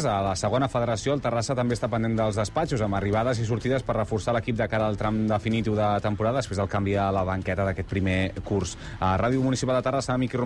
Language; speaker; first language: Catalan; native; Catalan